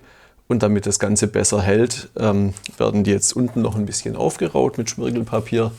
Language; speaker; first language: German; native; German